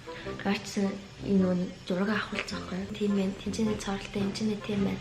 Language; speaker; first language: Mongolian; native; Mongolian